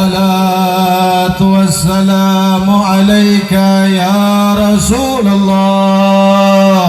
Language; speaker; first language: Indonesian; non-native, local second language; Banjar